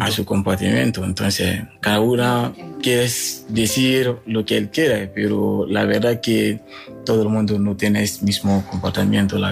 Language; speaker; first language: Spanish; non-native, learner; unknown